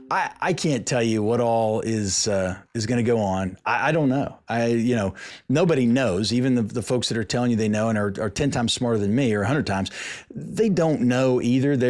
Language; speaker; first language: English; native; English